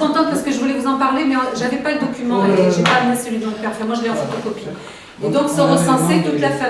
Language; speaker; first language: French; native; French